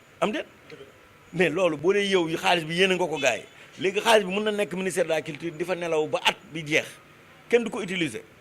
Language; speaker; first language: Wolof; non-native, local second language; Fula